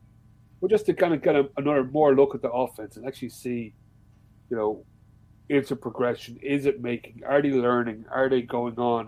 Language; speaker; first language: English; native; English